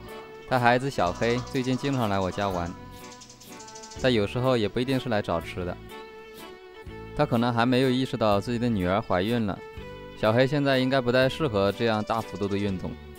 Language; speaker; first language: Chinese; native; Chinese